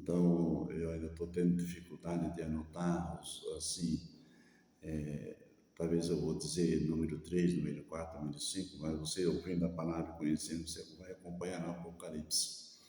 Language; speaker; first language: Portuguese; native; Portuguese